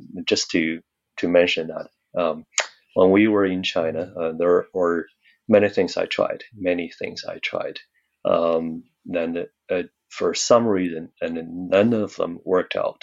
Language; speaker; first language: English; non-native, fluent; Chinese